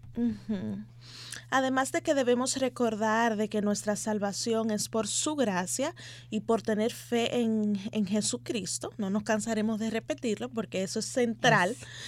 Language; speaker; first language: Spanish; native; Spanish